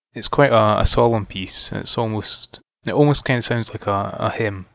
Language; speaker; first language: English; native; English